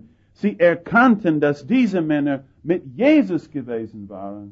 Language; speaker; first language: German; non-native, fluent; English